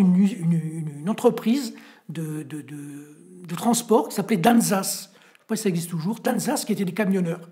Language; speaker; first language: French; native; French